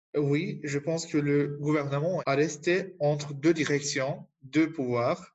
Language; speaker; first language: French; non-native, fluent; Turkish